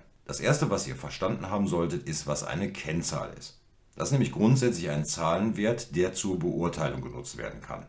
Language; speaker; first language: German; native; German